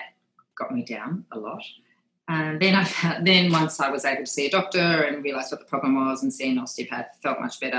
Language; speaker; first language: English; native; English